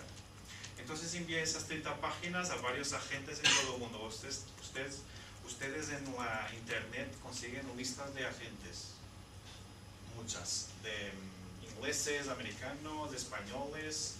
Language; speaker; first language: Spanish; non-native, fluent; Portuguese